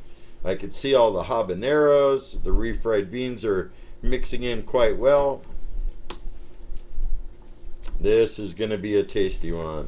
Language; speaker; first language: English; native; English